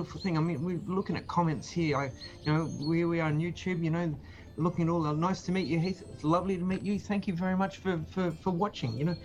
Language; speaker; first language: English; native; English